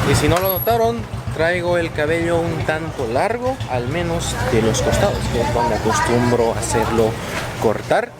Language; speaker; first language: Spanish; native; Spanish